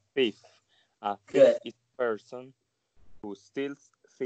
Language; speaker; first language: English; non-native, learner; Spanish